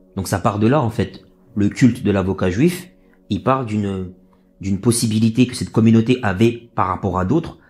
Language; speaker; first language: French; native; French